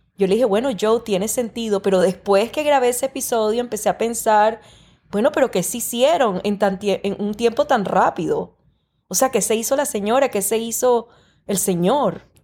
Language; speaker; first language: Spanish; early bilingual, heritage; Spanish